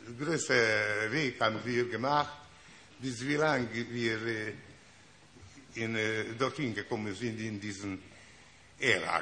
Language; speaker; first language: German; non-native, learner; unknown